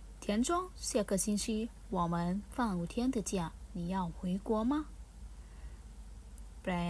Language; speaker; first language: Chinese; non-native, fluent; Thai